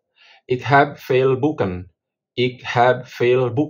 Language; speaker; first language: Dutch; non-native, fluent; Indonesian